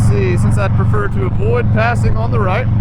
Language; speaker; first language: English; native; English